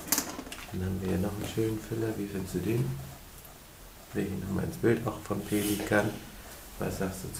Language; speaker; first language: German; native; German